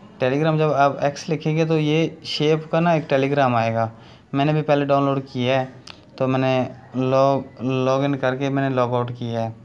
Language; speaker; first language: Urdu; native; Urdu